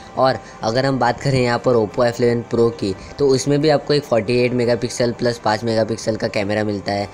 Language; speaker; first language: Hindi; native; Hindi